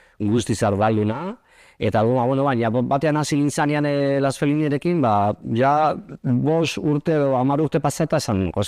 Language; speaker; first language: Basque; non-native, local second language; Spanish